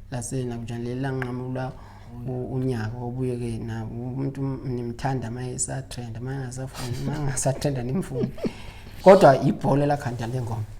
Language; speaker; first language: Zulu; native; Zulu